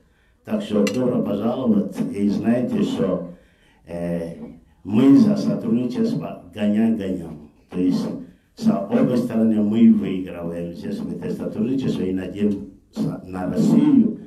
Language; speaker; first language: Russian; non-native, fluent; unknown